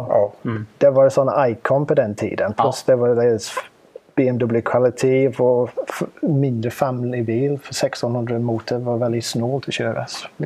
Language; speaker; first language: Swedish; non-native, fluent; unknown